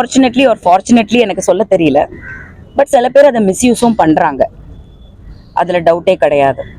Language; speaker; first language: Tamil; native; Tamil